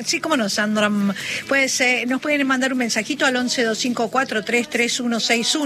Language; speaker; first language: Spanish; native; Spanish